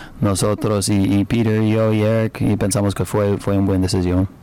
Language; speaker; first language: Spanish; non-native, learner; English